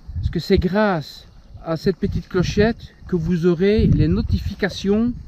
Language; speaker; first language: French; native; French